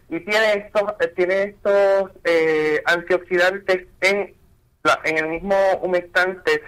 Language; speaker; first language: Spanish; native; Spanish